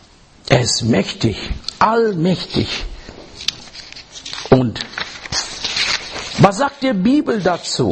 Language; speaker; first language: German; non-native, learner; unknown